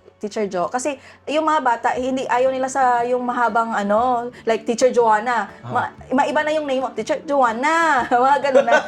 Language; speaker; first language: Filipino; native; Filipino